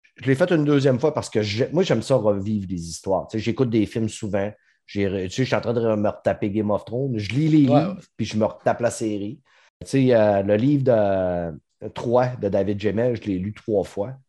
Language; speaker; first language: French; native; French